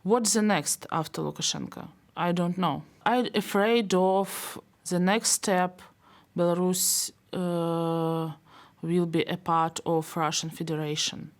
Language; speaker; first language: English; non-native, learner; Belarusian